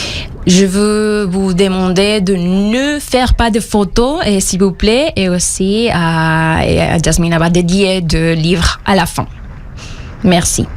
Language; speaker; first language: French; non-native, fluent; Spanish